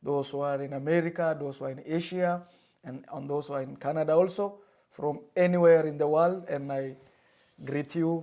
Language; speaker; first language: English; non-native, fluent; Amharic